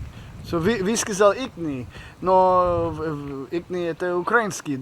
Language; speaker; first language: Russian; non-native, learner; English